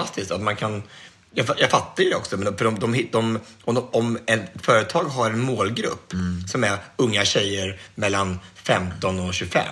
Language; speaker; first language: Swedish; native; Swedish